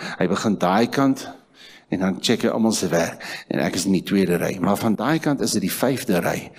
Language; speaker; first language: Afrikaans; native; Afrikaans